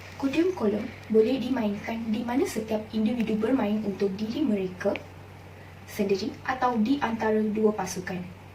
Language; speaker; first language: Malay; non-native, local second language; Malayalam